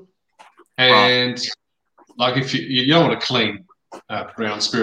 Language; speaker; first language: English; native; English